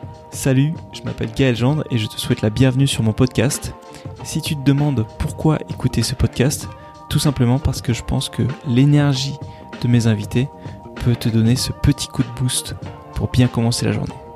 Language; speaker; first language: French; native; French